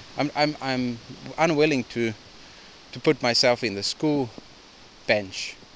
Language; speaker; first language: English; non-native, fluent; Swedish